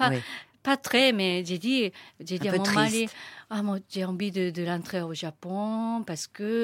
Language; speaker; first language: French; non-native, learner; Japanese